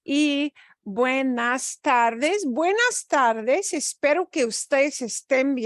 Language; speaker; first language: Spanish; non-native, fluent; English